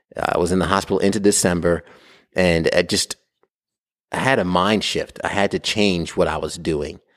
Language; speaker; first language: English; native; English